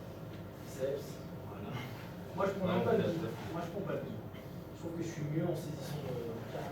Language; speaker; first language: French; native; French